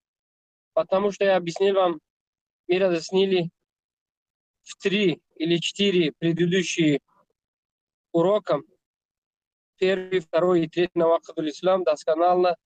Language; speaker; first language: Russian; non-native, learner; Tajik